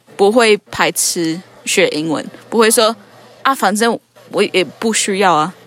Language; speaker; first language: Chinese; non-native, fluent; English